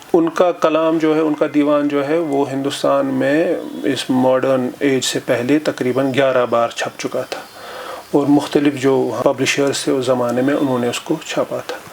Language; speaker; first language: Urdu; non-native, local second language; Kashmiri